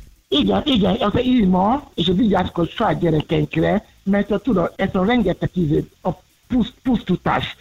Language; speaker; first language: Hungarian; non-native, learner; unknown